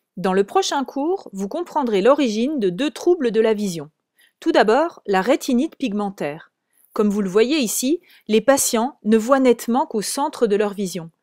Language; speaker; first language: French; native; French